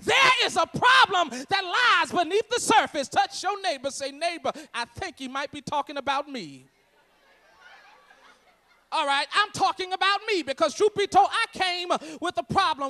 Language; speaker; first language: English; native; English